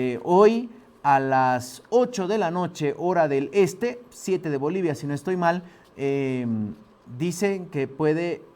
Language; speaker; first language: Spanish; native; Spanish